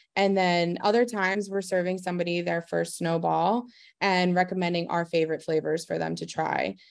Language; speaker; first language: English; native; English